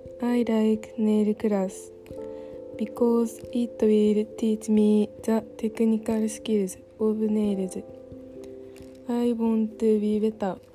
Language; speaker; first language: English; non-native, learner; Japanese